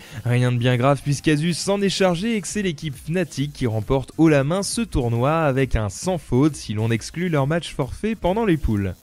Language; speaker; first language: French; native; French